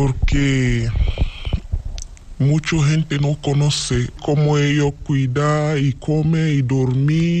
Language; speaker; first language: Spanish; non-native, learner; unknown